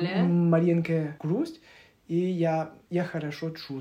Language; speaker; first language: Russian; non-native, learner; French